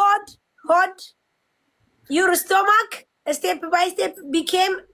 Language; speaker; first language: English; non-native, learner; Amharic